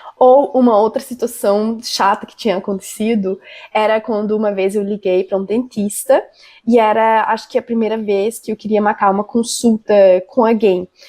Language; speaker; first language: Portuguese; non-native, fluent; German